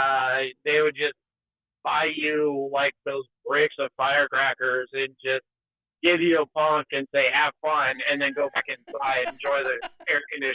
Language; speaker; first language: English; native; English